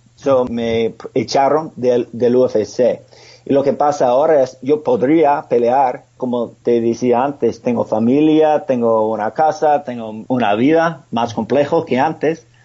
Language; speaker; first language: Spanish; non-native, fluent; English